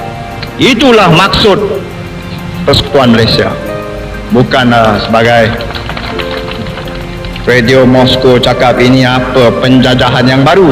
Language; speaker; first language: Malay; native; Malay